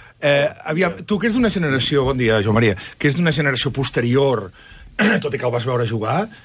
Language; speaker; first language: Catalan; native; Catalan